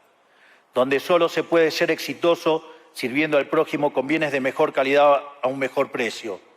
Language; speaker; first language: Spanish; native; Spanish